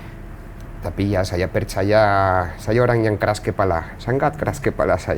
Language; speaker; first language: Indonesian; non-native, fluent; Spanish